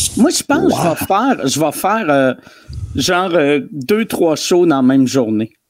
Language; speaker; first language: French; native; French